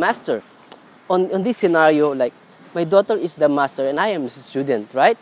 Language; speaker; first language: English; non-native, local second language; Filipino